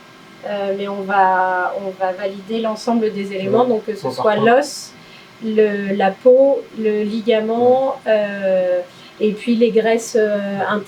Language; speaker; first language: French; native; French